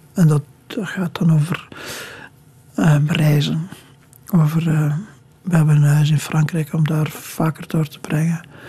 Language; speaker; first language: Dutch; native; Dutch